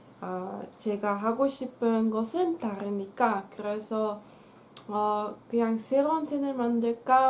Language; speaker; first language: Korean; non-native, fluent; Dutch